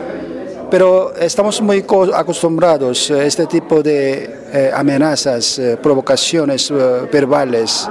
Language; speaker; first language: Spanish; non-native, learner; Korean